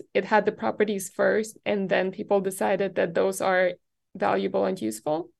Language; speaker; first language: English; non-native, fluent; German